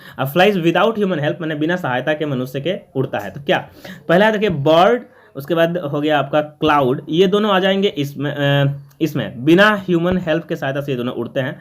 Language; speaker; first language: Hindi; native; Hindi